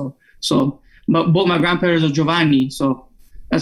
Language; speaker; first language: English; non-native, fluent; Italian